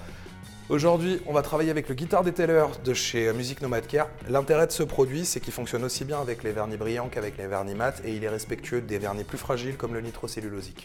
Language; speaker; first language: French; native; French